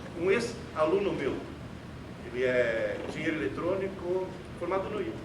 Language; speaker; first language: Portuguese; early bilingual, other home language; Italian